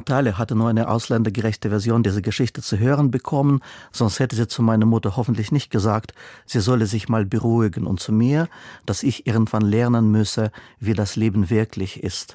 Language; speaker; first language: German; non-native, fluent; Russian